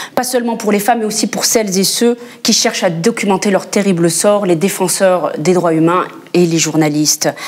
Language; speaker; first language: French; native; French